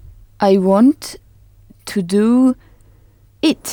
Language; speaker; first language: English; non-native, learner; French